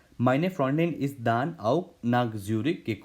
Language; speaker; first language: German; non-native, fluent; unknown